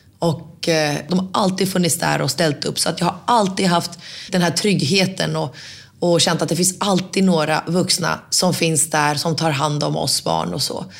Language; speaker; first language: Swedish; early bilingual, other home language; Finnish